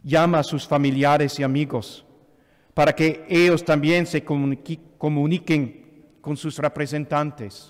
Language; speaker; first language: Spanish; non-native, fluent; English